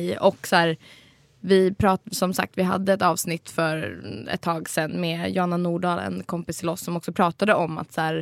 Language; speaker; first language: Swedish; native; Swedish